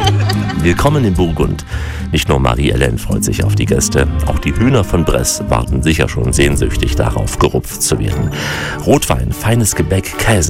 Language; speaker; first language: German; native; German